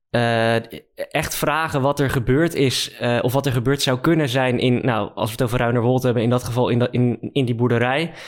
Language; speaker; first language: Dutch; native; Dutch